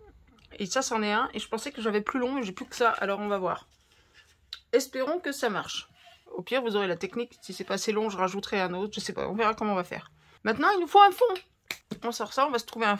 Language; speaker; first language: French; native; French